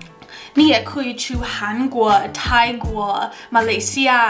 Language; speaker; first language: Chinese; non-native, fluent; English